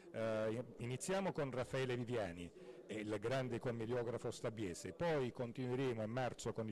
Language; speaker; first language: Italian; native; Italian